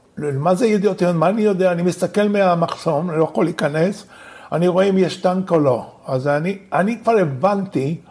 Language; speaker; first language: Hebrew; non-native, fluent; Spanish